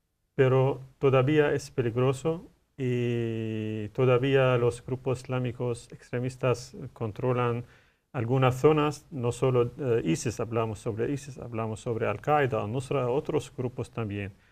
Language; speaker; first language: Spanish; non-native, learner; Arabic